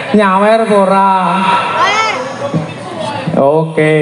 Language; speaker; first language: Indonesian; non-native, local second language; Javanese